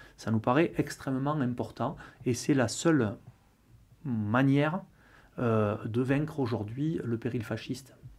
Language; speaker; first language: French; native; French